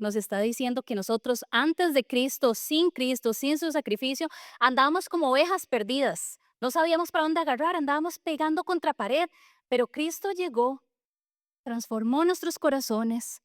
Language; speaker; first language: Spanish; native; Spanish